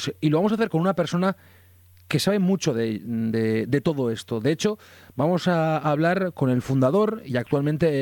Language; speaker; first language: Spanish; native; Spanish